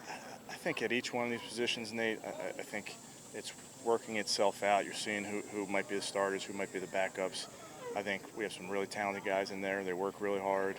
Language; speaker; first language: English; native; English